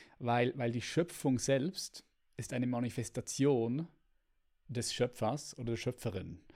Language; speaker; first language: German; native; German